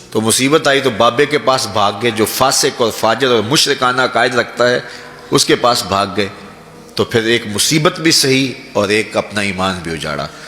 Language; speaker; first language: Urdu; non-native, local second language; Punjabi